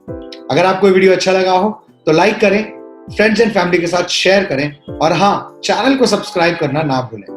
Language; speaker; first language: Hindi; native; Hindi